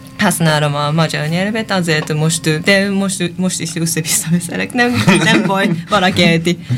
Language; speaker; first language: Hungarian; non-native, learner; Japanese